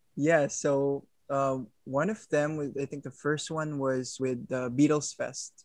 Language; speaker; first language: English; non-native, local second language; Filipino